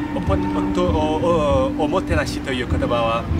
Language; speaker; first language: Japanese; non-native, fluent; Portuguese